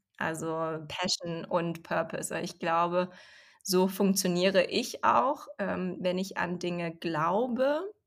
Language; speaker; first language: German; early bilingual, other home language; Chinese